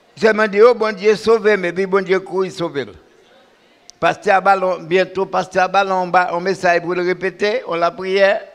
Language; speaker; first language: French; non-native, local second language; Haitian Creole